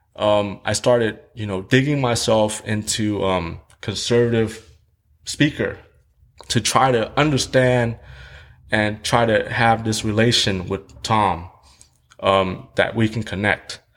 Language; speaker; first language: English; early bilingual, other home language; Vietnamese